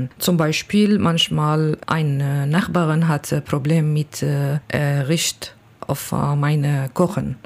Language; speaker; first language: German; non-native, learner; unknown